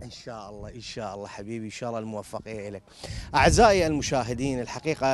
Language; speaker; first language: Arabic; native; Arabic